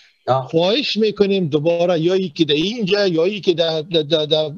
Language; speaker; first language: Persian; native; Persian